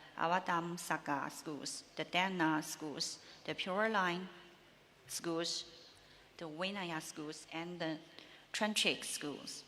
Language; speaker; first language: English; non-native, learner; Chinese